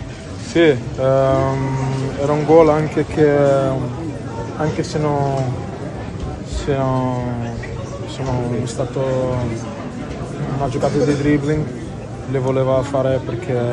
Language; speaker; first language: Italian; non-native, fluent; Portuguese